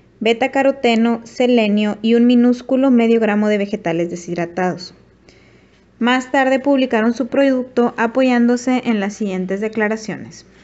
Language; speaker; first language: Spanish; native; Spanish